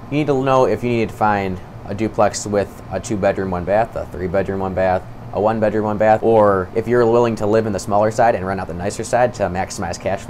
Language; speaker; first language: English; native; English